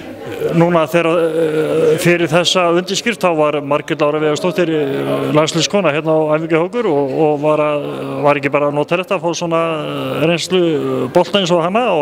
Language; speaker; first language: Icelandic; native; Icelandic